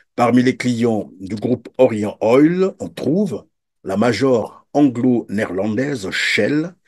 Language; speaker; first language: French; non-native, local second language; Lingala